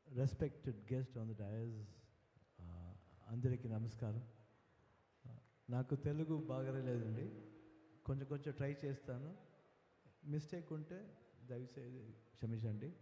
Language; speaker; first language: Telugu; non-native, learner; Kannada